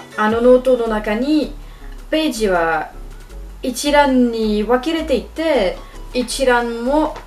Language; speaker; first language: Japanese; non-native, learner; French